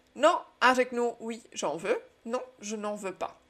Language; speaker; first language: French; non-native, fluent; Czech